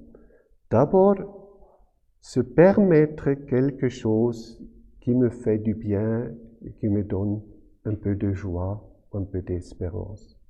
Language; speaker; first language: French; non-native, fluent; German